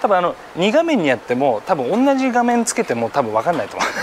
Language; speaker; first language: Japanese; native; Japanese